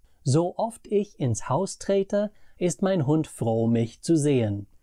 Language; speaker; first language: German; non-native, fluent; English